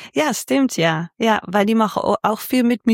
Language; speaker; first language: German; non-native, learner; Dutch